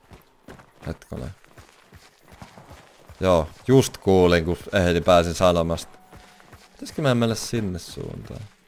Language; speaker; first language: Finnish; native; Finnish